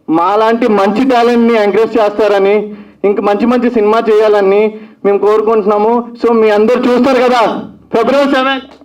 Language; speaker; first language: Telugu; native; Telugu